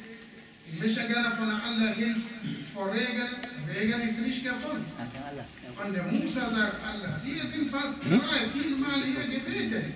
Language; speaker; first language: German; non-native, learner; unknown